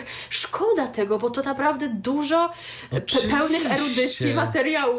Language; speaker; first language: Polish; native; Polish